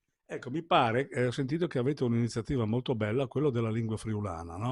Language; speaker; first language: Italian; native; Italian